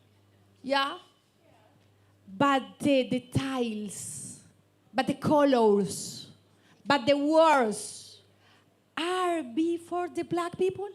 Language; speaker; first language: English; non-native, learner; Spanish